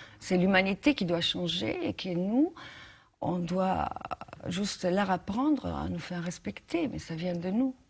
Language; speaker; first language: French; non-native, fluent; Italian